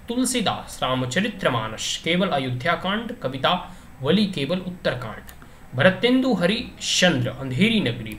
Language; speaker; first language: Hindi; native; Hindi